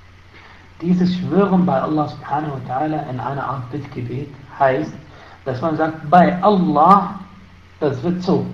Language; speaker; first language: German; non-native, fluent; Arabic